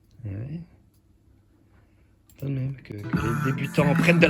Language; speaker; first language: French; native; French